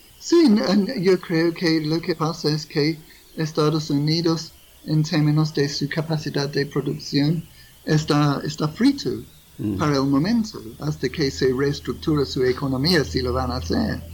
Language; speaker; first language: Spanish; non-native, fluent; English